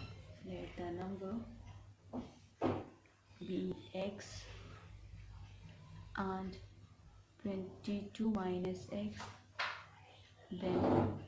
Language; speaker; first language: English; non-native, local second language; Hindi